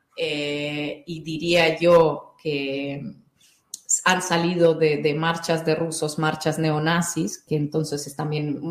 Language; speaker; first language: Spanish; non-native, fluent; Russian